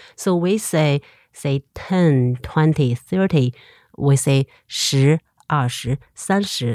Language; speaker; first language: English; non-native, fluent; Chinese